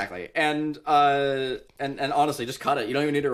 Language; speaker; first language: English; native; English